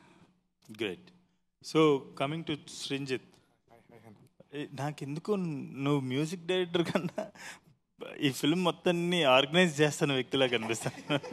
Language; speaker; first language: Telugu; native; Telugu